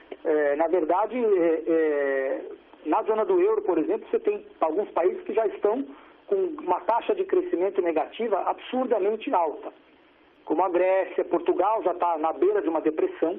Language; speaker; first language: Portuguese; native; Portuguese